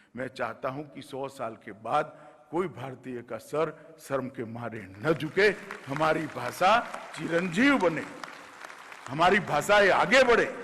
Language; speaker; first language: Hindi; non-native, local second language; Gujarati